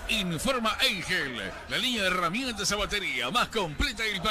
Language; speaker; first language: Spanish; native; Spanish